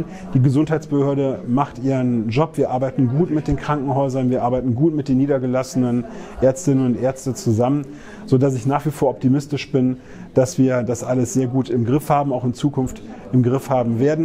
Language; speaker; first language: German; native; German